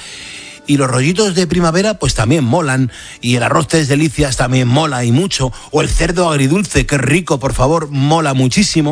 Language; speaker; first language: Spanish; native; Spanish